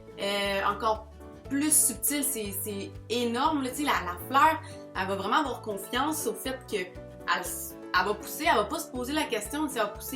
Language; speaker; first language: French; native; French